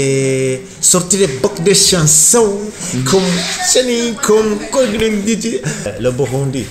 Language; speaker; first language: French; non-native, learner; Rundi